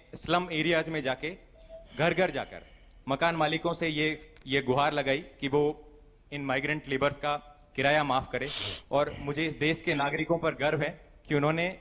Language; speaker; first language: Hindi; native; Hindi